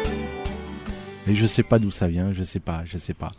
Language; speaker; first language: French; early bilingual, other home language; Arabic